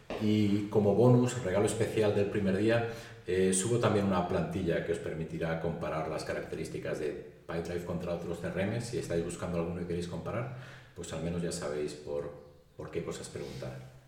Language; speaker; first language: Spanish; native; Spanish